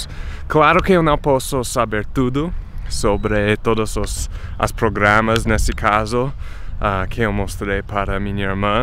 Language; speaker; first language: Portuguese; non-native, fluent; English